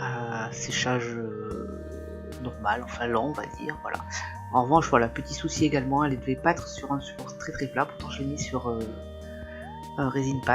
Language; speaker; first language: French; native; French